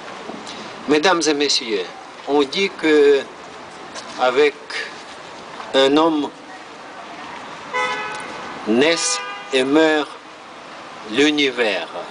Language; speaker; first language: French; non-native, fluent; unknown